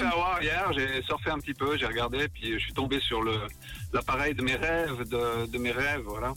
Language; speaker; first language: French; native; French